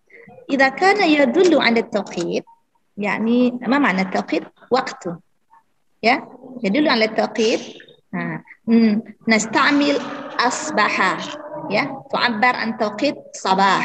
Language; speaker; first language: Arabic; non-native, fluent; Indonesian